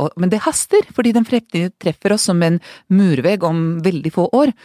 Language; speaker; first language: Norwegian; non-native, fluent; Serbian